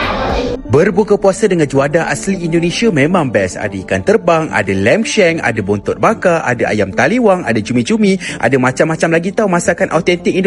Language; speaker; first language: Malay; native; Malay